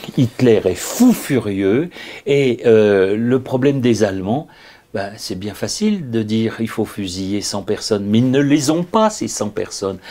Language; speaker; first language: French; native; French